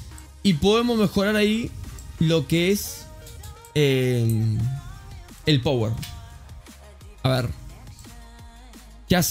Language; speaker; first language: Spanish; native; Spanish